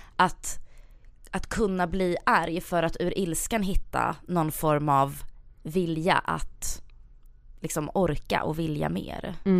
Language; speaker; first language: Swedish; early bilingual, other home language; Bosnian